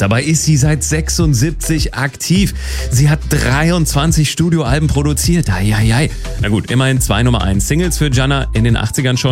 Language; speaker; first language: German; native; German